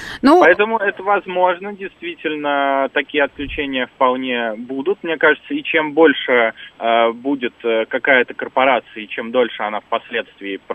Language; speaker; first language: Russian; native; Russian